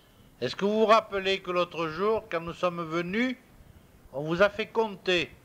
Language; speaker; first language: French; native; French